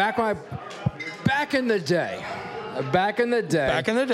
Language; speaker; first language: English; native; English